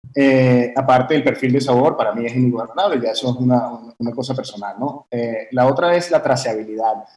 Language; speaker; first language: Spanish; early bilingual, heritage; French